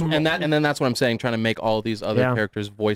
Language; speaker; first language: English; native; English